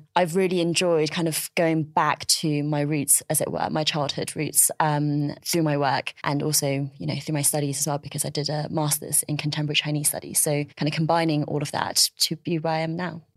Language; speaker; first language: English; early bilingual, other home language; Chinese